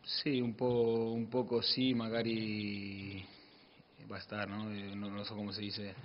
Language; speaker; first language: Italian; non-native, learner; Spanish